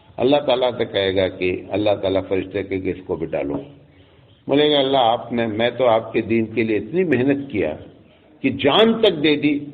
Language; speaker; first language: Urdu; native; Urdu